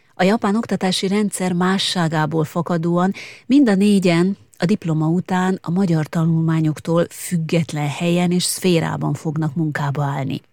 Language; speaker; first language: Hungarian; native; Hungarian